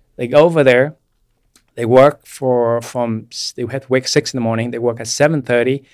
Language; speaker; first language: English; non-native, fluent; Vietnamese